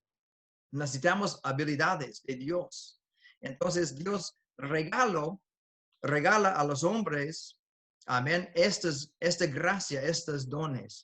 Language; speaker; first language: Spanish; non-native, fluent; English